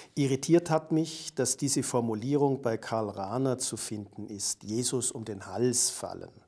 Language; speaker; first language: German; native; German